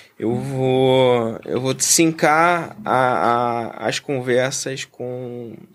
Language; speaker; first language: Portuguese; native; Portuguese